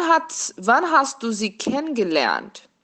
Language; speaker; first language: German; non-native, fluent; Portuguese